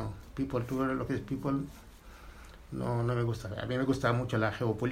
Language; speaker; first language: Spanish; non-native, fluent; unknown